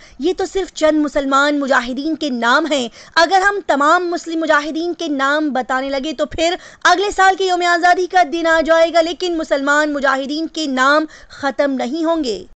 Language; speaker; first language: Urdu; native; Urdu